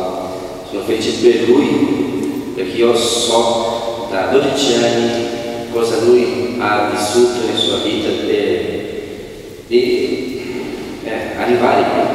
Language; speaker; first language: Italian; non-native, fluent; Portuguese